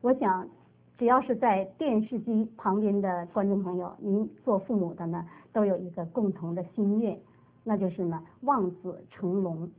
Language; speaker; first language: Chinese; native; Chinese